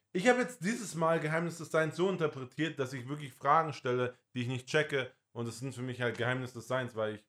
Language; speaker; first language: German; non-native, fluent; English